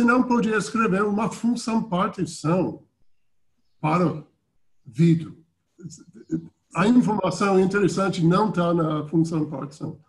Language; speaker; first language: Portuguese; non-native, fluent; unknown